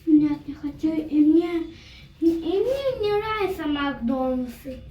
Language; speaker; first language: Russian; early bilingual, heritage; Azerbaijani